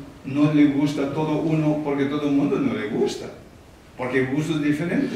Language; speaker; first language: Spanish; non-native, learner; Tibetan